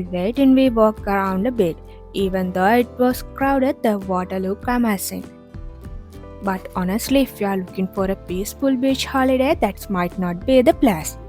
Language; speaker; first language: English; non-native, fluent; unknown